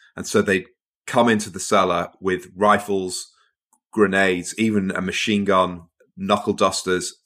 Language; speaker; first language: English; native; English